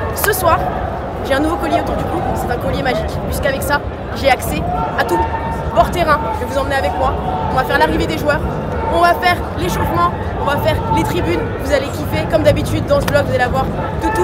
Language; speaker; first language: French; native; French